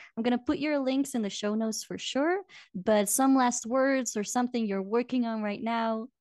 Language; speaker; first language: English; non-native, fluent; Dutch